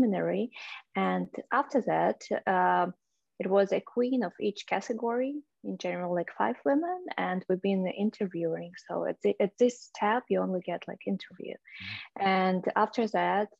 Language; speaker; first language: English; non-native, fluent; Russian